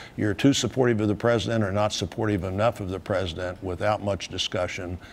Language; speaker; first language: English; native; English